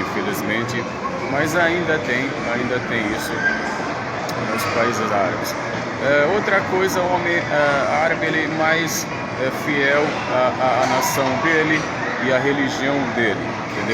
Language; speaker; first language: Portuguese; non-native, fluent; Arabic